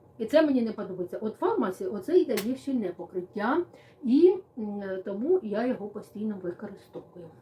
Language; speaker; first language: Ukrainian; native; Ukrainian